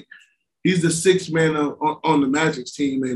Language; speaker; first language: English; native; English